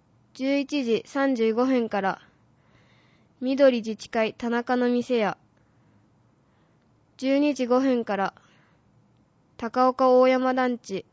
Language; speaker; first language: Japanese; native; Japanese